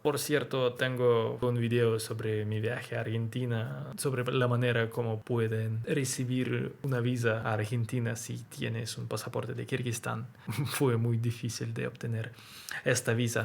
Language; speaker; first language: Spanish; non-native, learner; Russian